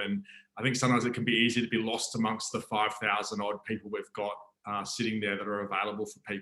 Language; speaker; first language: English; native; English